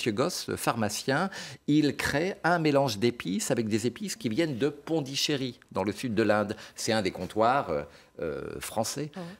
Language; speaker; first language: French; native; French